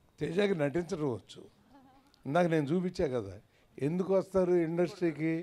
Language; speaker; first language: Telugu; native; Telugu